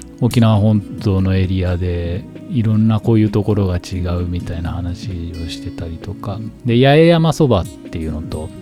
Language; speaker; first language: Japanese; native; Japanese